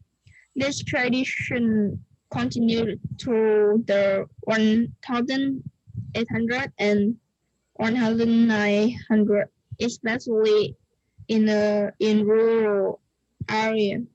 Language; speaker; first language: English; non-native, learner; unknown